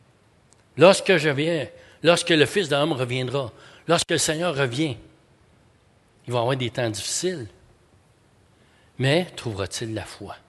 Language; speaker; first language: French; native; French